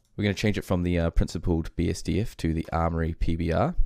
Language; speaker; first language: English; native; English